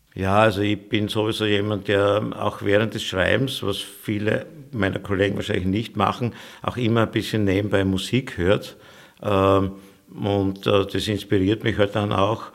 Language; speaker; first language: German; native; German